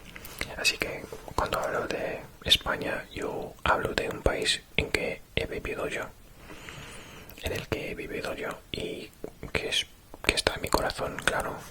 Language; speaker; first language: Spanish; non-native, fluent; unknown